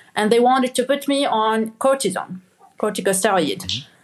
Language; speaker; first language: English; non-native, fluent; Arabic